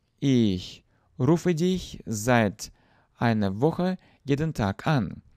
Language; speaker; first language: German; non-native, fluent; Russian